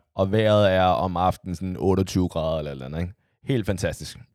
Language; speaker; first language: Danish; early bilingual, other home language; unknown